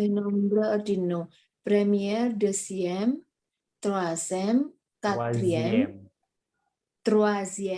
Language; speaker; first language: French; non-native, learner; Indonesian